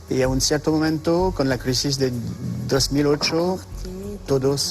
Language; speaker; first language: Spanish; non-native, fluent; French